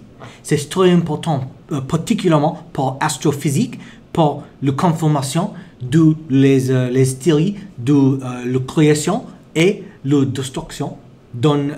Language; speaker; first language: French; non-native, learner; English